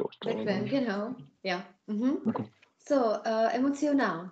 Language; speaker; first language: German; non-native, fluent; Czech